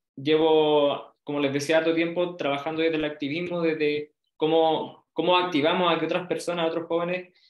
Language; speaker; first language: Spanish; native; Spanish